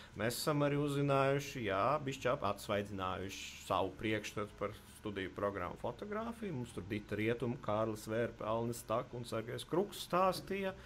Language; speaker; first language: Latvian; native; Latvian